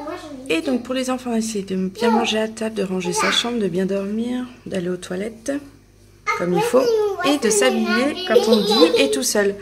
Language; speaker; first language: French; native; French